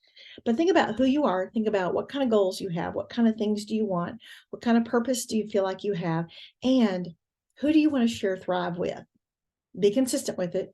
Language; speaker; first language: English; native; English